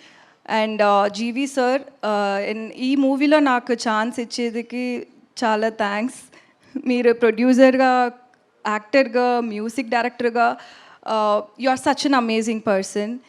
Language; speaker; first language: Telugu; non-native, learner; Tamil